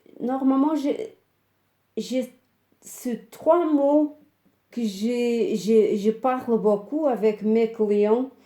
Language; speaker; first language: French; non-native, fluent; Portuguese